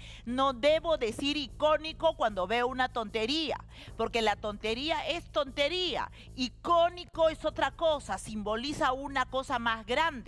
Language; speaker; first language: Spanish; native; Spanish